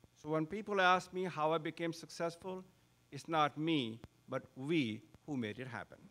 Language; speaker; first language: English; non-native, local second language; Urdu